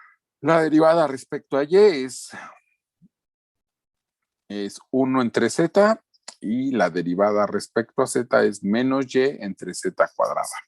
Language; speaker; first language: Spanish; native; Spanish